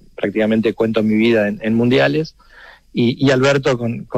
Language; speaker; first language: Spanish; native; Spanish